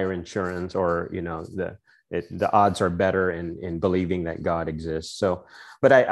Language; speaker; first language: English; non-native, local second language; Filipino